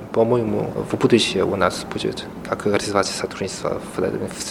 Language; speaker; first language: Russian; non-native, fluent; Chinese